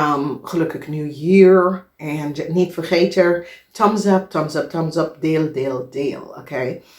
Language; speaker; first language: Dutch; non-native, fluent; English